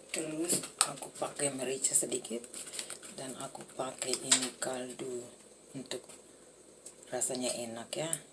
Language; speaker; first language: Indonesian; native; Indonesian